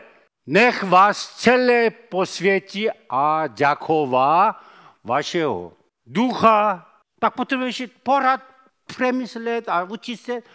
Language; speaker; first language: Czech; non-native, fluent; Korean